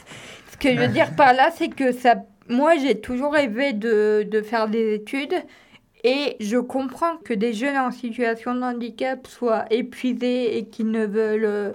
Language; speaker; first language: French; native; French